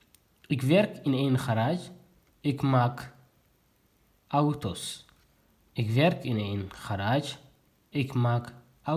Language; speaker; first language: Dutch; non-native, fluent; Tigrinya